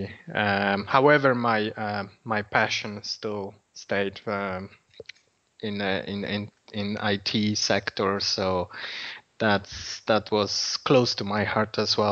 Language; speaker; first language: English; non-native, fluent; Polish